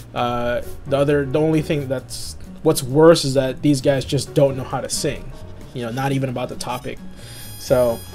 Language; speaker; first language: English; native; English